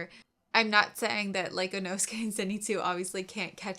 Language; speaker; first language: English; native; English